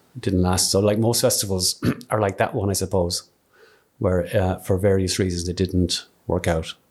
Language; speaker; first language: English; native; English